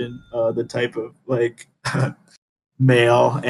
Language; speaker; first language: English; early bilingual, other home language; Spanish